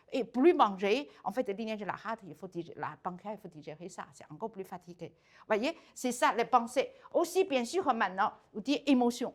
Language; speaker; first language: French; non-native, learner; Chinese